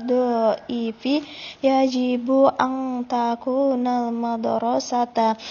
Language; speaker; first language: Arabic; non-native, learner; Indonesian